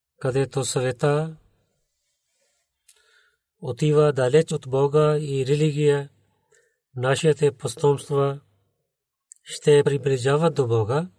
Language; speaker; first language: Bulgarian; non-native, learner; Urdu